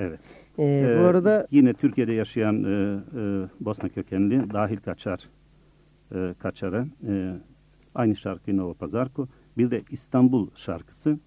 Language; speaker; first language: Turkish; early bilingual, other home language; Bosnian